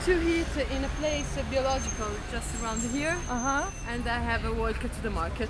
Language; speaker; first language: English; non-native, fluent; Italian